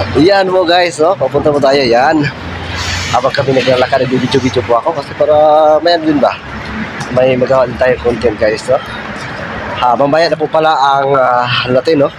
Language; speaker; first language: Filipino; non-native, local second language; Cebuano